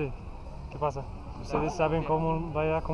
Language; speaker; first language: Spanish; non-native, learner; English